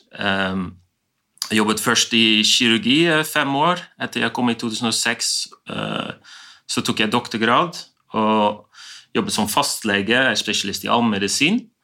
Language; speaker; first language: Norwegian; non-native, fluent; Dutch